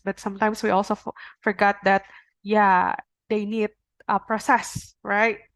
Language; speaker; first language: English; non-native, fluent; Indonesian